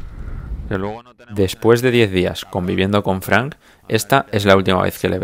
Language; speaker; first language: Spanish; native; Spanish